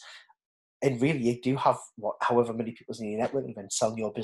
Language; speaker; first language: English; native; English